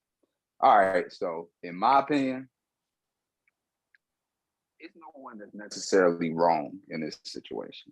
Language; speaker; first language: English; native; English